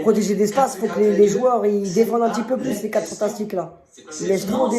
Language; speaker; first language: French; native; French